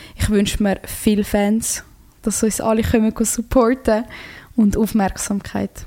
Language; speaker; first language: German; early bilingual, other home language; Croatian